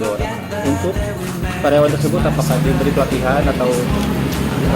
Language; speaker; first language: Indonesian; native; Indonesian